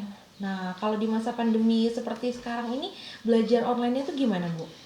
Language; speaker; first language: Indonesian; native; Indonesian